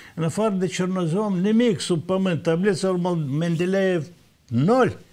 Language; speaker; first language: Romanian; native; Romanian